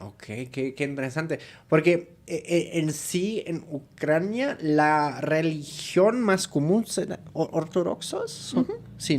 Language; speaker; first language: Spanish; non-native, fluent; German